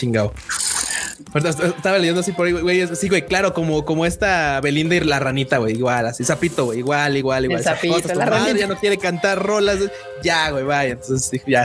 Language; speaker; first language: Spanish; native; Spanish